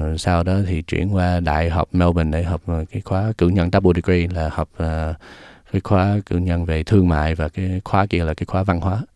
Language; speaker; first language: Vietnamese; early bilingual, heritage; Vietnamese